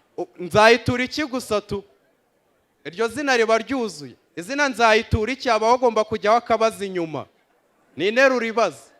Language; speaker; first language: Kinyarwanda; native; Kinyarwanda